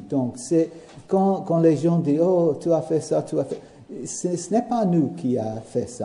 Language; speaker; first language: French; non-native, learner; English